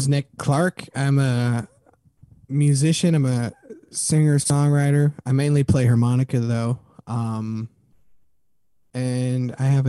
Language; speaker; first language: English; native; English